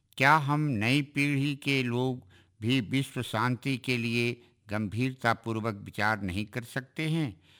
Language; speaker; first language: Hindi; native; Hindi